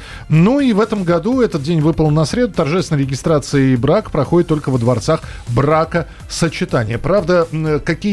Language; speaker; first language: Russian; native; Russian